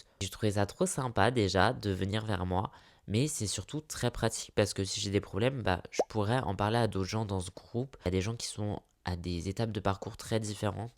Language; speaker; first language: French; native; French